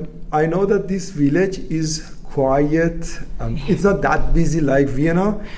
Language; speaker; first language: English; non-native, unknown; Persian